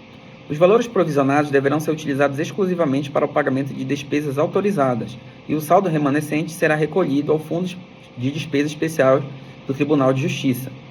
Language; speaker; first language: Portuguese; native; Portuguese